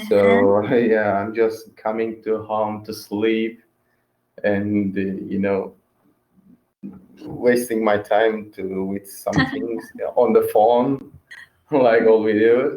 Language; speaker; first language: English; non-native, fluent; Turkish